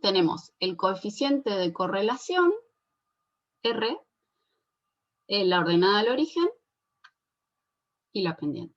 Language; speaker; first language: Spanish; native; Spanish